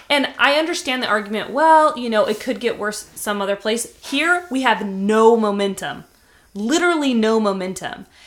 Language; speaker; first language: English; native; English